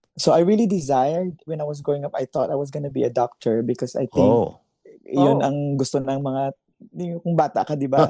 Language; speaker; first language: Filipino; native; Filipino